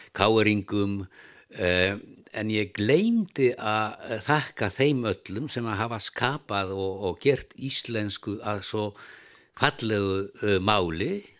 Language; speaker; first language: Icelandic; non-native, fluent; Polish